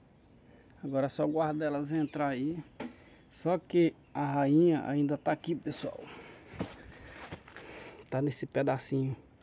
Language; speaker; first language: Portuguese; native; Portuguese